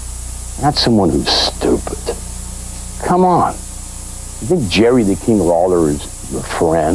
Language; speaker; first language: English; native; English